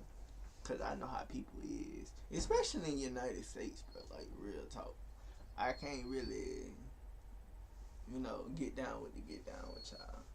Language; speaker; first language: English; native; English